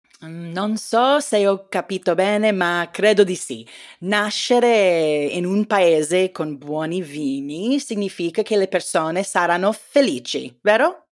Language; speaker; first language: Italian; non-native, learner; English